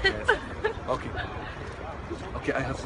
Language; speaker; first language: English; non-native, learner; Arabic